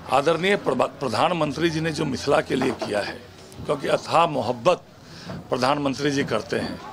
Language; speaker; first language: Hindi; native; Hindi